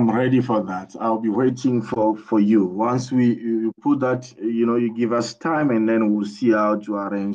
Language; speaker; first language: English; non-native, fluent; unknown